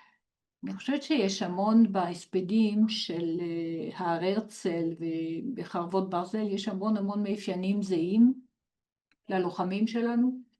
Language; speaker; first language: Hebrew; non-native, fluent; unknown